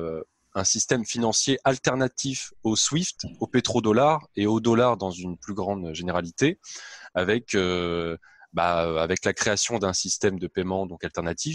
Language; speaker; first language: French; native; French